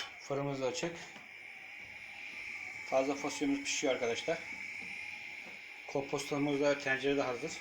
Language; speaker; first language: Turkish; native; Turkish